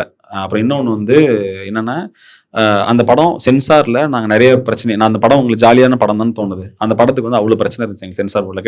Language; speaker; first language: Tamil; native; Tamil